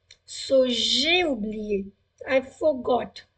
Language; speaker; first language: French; non-native, fluent; Hindi